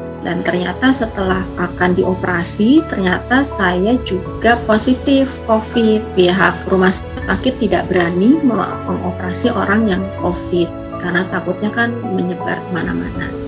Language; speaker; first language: Indonesian; native; Indonesian